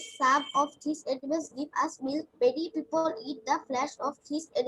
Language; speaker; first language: English; non-native, learner; Bangla